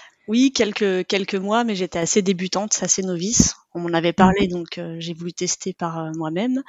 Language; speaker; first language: French; native; French